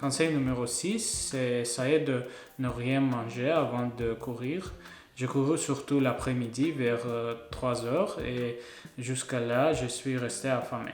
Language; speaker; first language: French; non-native, learner; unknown